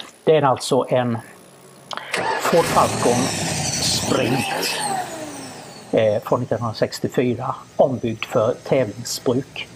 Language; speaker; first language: Swedish; native; Swedish